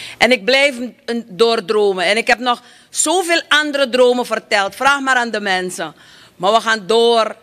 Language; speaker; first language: Dutch; native; Dutch